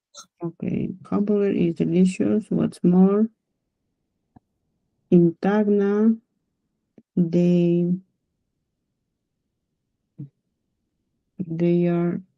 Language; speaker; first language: English; non-native, learner; Spanish